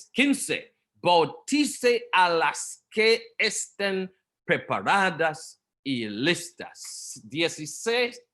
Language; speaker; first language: Spanish; non-native, learner; Portuguese